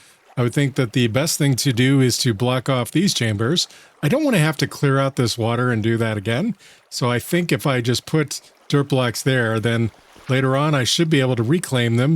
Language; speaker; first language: English; native; English